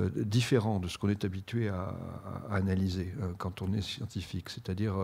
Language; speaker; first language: French; native; French